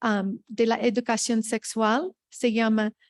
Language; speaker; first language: Spanish; non-native, fluent; English